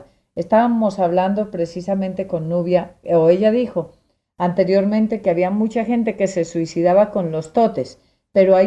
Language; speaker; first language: Spanish; native; Spanish